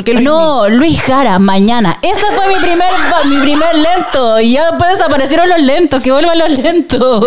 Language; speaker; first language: Spanish; native; Spanish